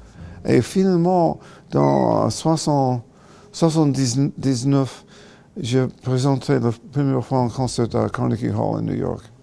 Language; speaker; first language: French; non-native, learner; English